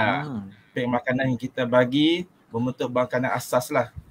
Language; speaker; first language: Malay; native; Malay